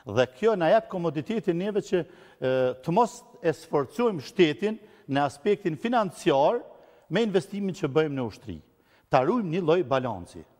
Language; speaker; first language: Albanian; native; Albanian